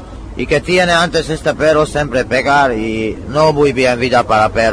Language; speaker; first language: Spanish; non-native, learner; Hungarian